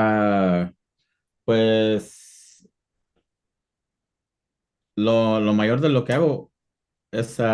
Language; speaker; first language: Spanish; early bilingual, heritage; Spanish